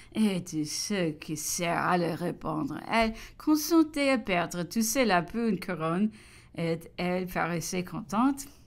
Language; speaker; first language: French; non-native, fluent; English